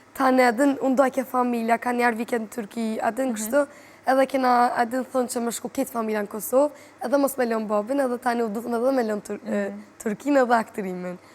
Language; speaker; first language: Albanian; early bilingual, heritage; Albanian